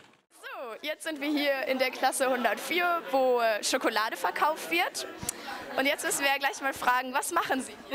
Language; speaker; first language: German; native; German